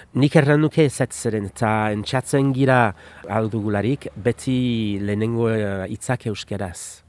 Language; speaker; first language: Basque; non-native, fluent; English